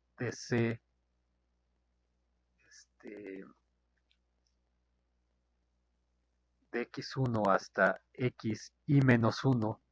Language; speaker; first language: Spanish; native; Spanish